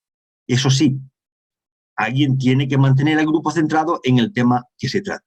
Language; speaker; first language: Spanish; native; Spanish